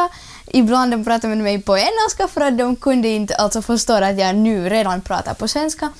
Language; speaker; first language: Swedish; early bilingual, other home language; Ukrainian